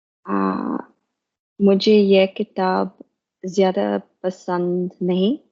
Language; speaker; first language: Hindi; non-native, learner; English